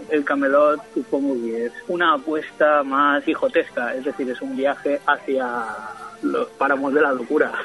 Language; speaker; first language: Spanish; non-native, local second language; Catalan